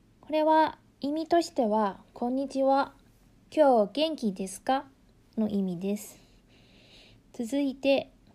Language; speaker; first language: Japanese; non-native, fluent; Chinese